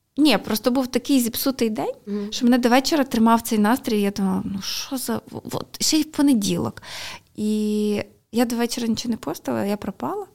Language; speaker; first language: Ukrainian; native; Ukrainian